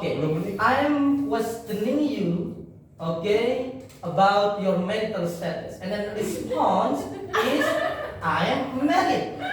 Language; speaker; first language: English; non-native, fluent; Indonesian